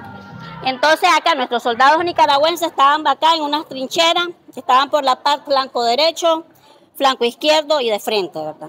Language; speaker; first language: Spanish; native; Spanish